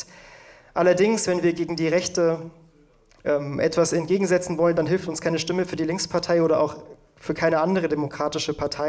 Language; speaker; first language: German; native; German